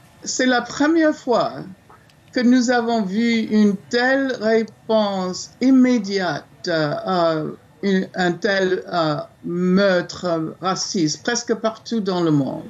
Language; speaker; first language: French; non-native, fluent; English